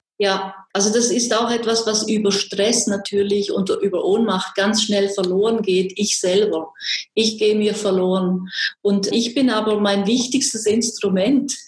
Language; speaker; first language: German; native; German